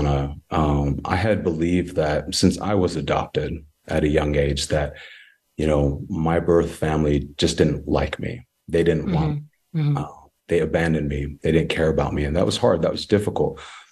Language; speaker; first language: English; native; English